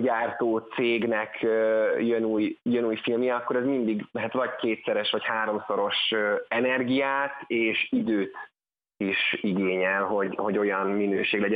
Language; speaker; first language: Hungarian; native; Hungarian